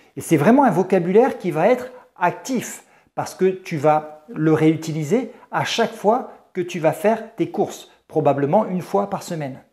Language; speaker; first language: French; native; French